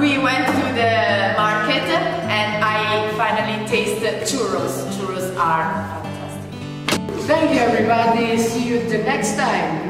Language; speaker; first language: English; non-native, learner; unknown